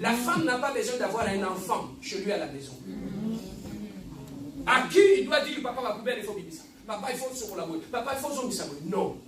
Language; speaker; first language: French; non-native, local second language; Lingala